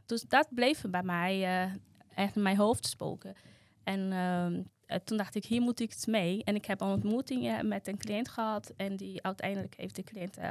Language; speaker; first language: Dutch; non-native, fluent; Portuguese